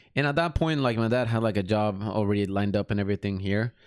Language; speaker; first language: English; early bilingual, other home language; Spanish